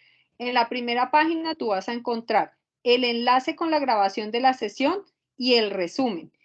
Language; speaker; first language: Spanish; native; Spanish